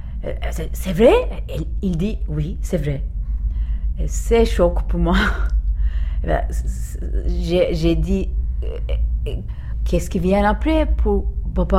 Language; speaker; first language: French; non-native, learner; Turkish